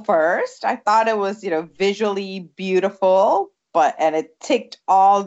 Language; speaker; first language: English; non-native, local second language; Tamil